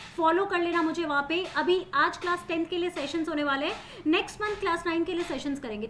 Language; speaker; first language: Hindi; native; Hindi